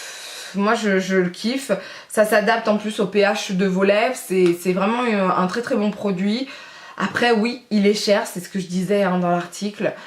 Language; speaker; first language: French; native; French